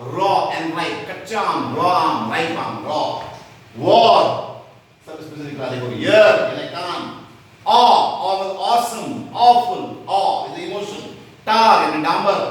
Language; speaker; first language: Hindi; non-native, local second language; Konkani